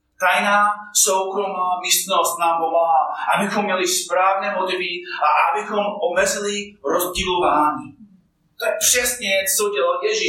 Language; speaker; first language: Czech; non-native, fluent; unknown